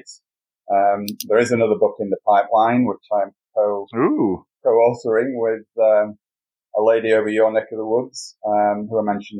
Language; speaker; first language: English; native; English